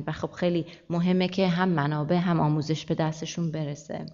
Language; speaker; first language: Persian; early bilingual, heritage; Persian